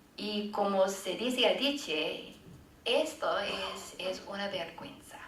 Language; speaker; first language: Spanish; non-native, learner; English